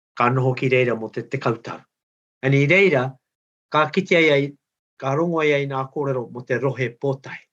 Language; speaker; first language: Māori; native; Māori